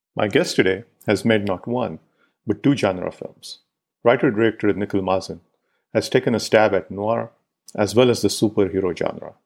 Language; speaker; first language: English; non-native, local second language; Marathi